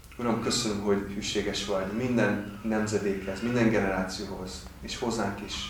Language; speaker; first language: Hungarian; non-native, fluent; English